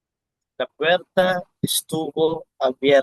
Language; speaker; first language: Spanish; non-native, learner; Filipino